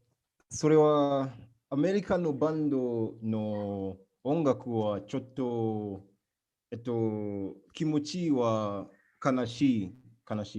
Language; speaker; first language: Japanese; non-native, learner; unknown